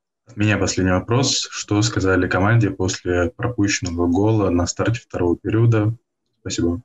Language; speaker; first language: Russian; native; Russian